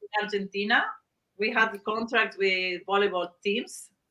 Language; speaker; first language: English; non-native, learner; Spanish